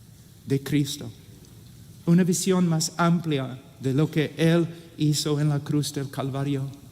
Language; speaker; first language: Spanish; non-native, fluent; English